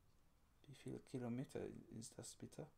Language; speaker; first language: German; non-native, learner; English